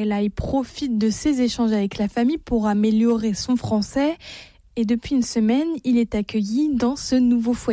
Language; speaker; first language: French; native; French